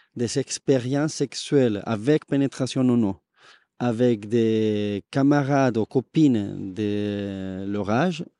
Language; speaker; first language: French; non-native, fluent; Spanish